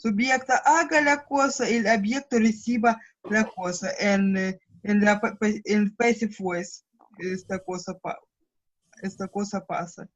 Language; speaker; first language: Spanish; non-native, learner; Russian